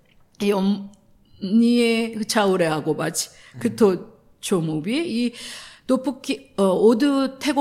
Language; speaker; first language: Polish; non-native, learner; Korean